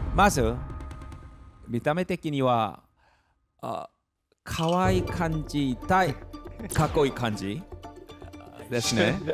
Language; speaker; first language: Japanese; non-native, fluent; Korean